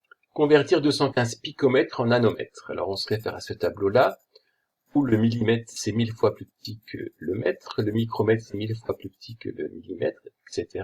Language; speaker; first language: French; native; French